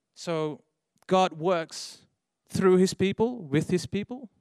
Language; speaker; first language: English; non-native, fluent; Dutch